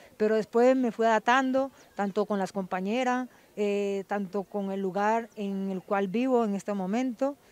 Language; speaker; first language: Spanish; native; Spanish